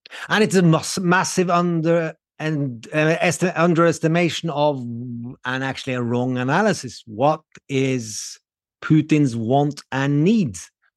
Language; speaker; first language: English; non-native, fluent; Norwegian